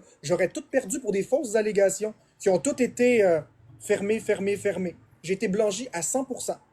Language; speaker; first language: French; native; French